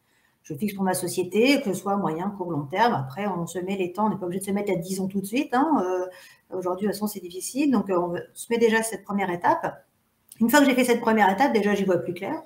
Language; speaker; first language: French; native; French